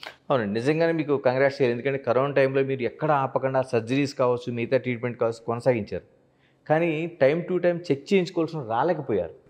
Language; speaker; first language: Telugu; native; Telugu